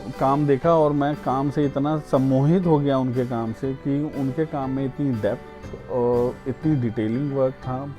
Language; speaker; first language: Hindi; native; Hindi